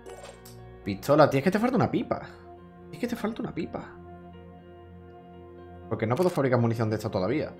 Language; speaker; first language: Spanish; native; Spanish